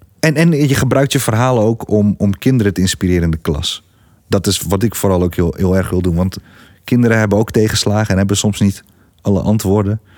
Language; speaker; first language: Dutch; early bilingual, other home language; Greek